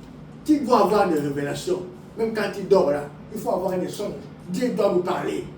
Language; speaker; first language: French; non-native, local second language; Lingala